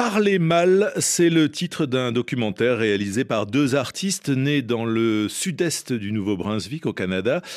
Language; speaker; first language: French; native; French